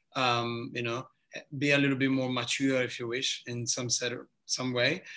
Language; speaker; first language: English; non-native, fluent; Italian